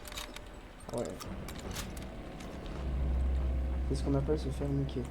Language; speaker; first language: French; native; French